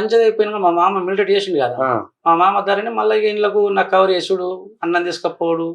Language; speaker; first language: Telugu; native; Telugu